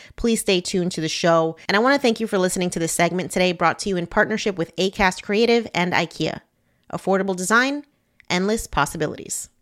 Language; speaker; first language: English; native; English